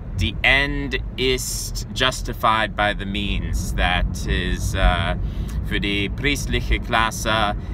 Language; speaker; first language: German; non-native, learner; English